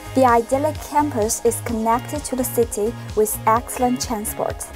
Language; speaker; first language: English; non-native, fluent; Chinese